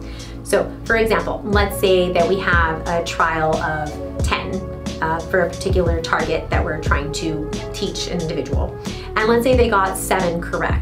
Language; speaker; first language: English; native; English